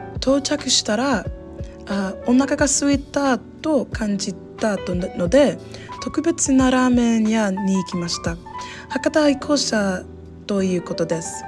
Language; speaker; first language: Japanese; non-native, learner; English